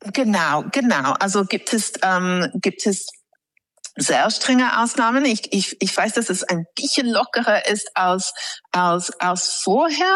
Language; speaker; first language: German; non-native, fluent; English